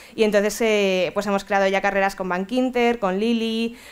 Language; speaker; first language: Spanish; native; Spanish